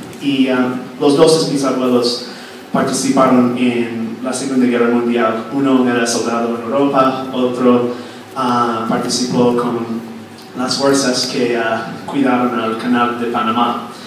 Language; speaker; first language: Spanish; non-native, fluent; English